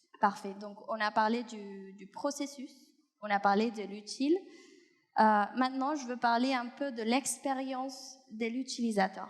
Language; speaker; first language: French; non-native, fluent; Spanish